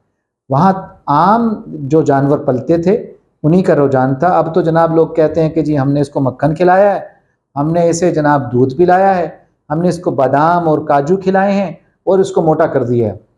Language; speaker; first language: Urdu; native; Urdu